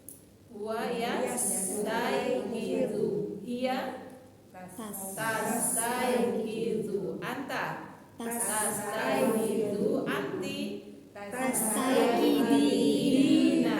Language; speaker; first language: Arabic; non-native, fluent; Indonesian